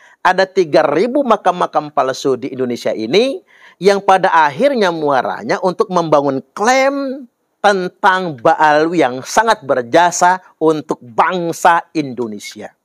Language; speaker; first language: Indonesian; native; Indonesian